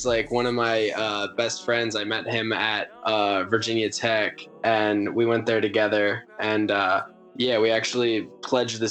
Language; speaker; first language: English; native; English